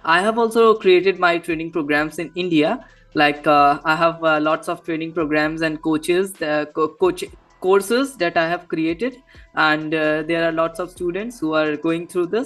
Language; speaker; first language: English; non-native, local second language; Hindi